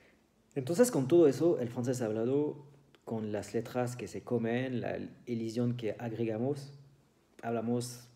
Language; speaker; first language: Spanish; non-native, fluent; French